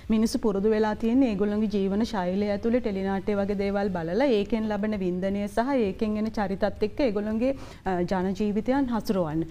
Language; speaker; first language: Sinhala; native; Sinhala